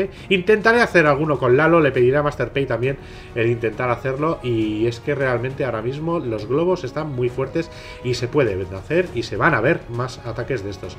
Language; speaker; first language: Spanish; native; Spanish